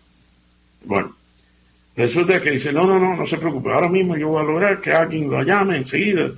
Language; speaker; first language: Spanish; native; Spanish